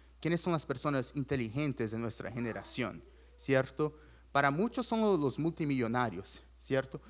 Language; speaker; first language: Spanish; early bilingual, other home language; Portuguese